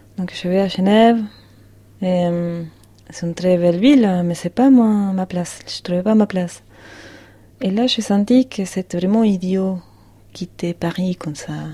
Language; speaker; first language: French; non-native, fluent; Spanish